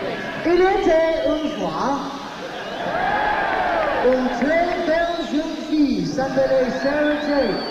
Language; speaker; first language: French; non-native, learner; English